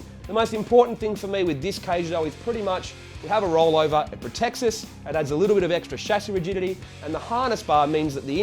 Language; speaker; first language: English; native; English